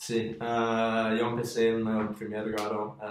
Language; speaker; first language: Spanish; non-native, fluent; English